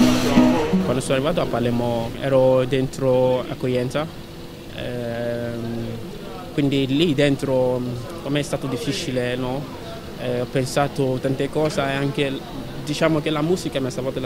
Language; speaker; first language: Italian; non-native, learner; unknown